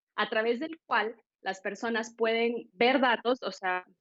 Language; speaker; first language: Spanish; native; Spanish